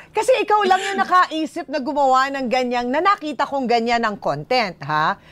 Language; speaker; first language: Filipino; native; Filipino